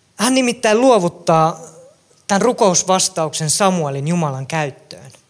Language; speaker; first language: Finnish; native; Finnish